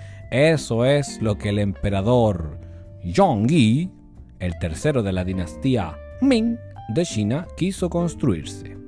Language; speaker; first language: Spanish; native; Spanish